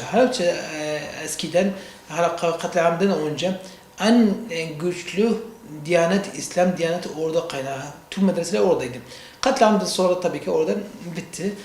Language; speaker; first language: Turkish; non-native, learner; Central Kurdish